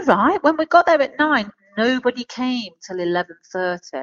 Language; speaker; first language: English; native; English